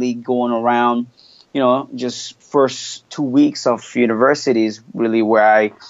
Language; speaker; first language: English; non-native, fluent; French